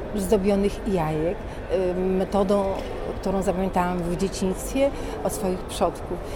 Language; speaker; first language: Polish; native; Polish